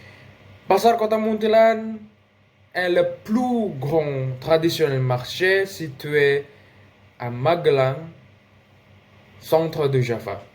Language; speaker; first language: French; non-native, learner; Indonesian